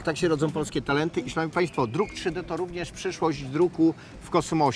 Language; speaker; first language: Polish; native; Polish